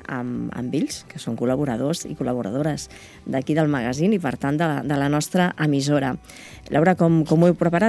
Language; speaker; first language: Catalan; native; Catalan